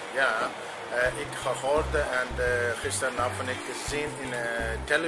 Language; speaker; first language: Dutch; non-native, learner; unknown